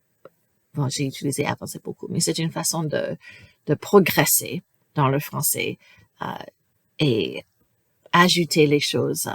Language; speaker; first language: French; non-native, fluent; English